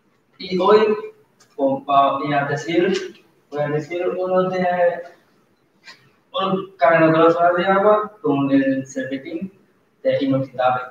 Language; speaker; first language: Spanish; non-native, learner; Chinese